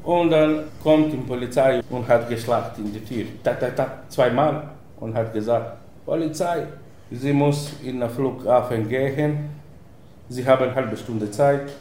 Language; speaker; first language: German; non-native, learner; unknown